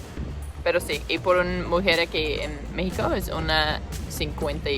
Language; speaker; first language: Spanish; non-native, learner; English